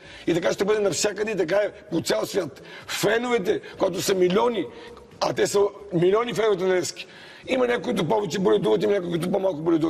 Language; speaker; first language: Bulgarian; native; Bulgarian